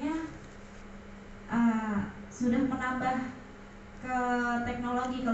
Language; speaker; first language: Indonesian; native; Indonesian